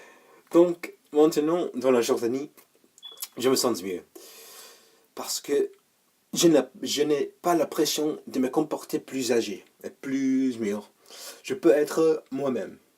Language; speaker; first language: French; non-native, learner; English